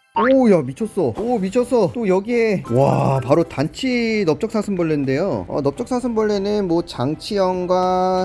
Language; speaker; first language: Korean; native; Korean